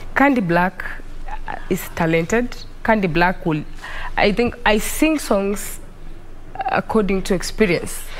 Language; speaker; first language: English; non-native, local second language; Luo (Kenya and Tanzania)